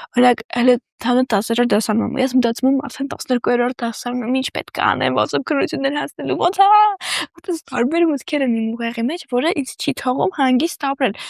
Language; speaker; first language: Armenian; early bilingual, heritage; Armenian